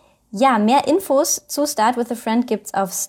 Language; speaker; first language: German; native; German